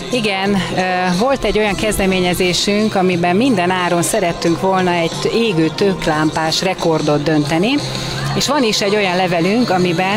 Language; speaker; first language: Hungarian; native; Hungarian